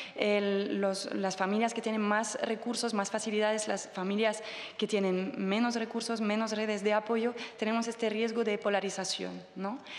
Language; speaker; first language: Spanish; non-native, fluent; French